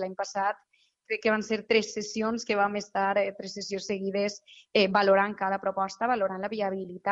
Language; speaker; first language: Catalan; native; Catalan